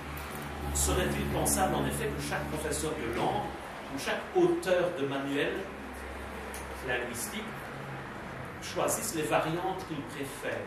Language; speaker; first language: French; native; French